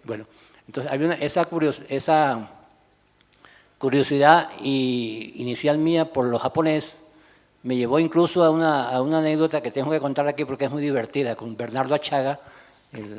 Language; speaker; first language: Spanish; native; Spanish